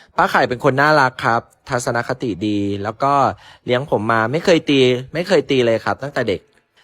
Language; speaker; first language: Thai; native; Thai